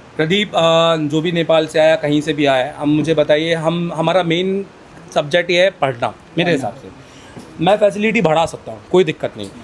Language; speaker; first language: Hindi; native; Hindi